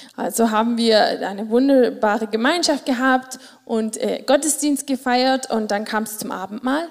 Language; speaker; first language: German; native; German